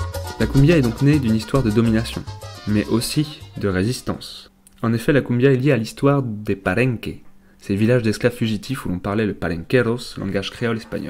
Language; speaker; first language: French; native; French